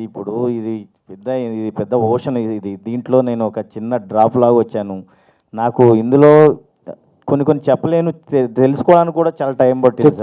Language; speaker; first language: Telugu; native; Telugu